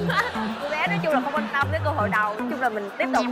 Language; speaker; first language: Vietnamese; native; Vietnamese